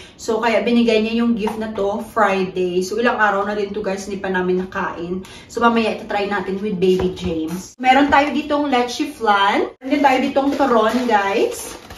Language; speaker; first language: Filipino; native; Filipino